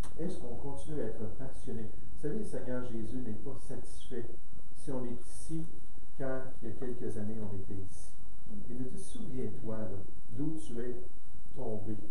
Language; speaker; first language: French; native; French